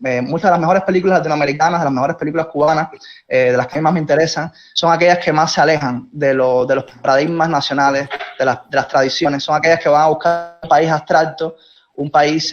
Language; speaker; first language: Spanish; native; Spanish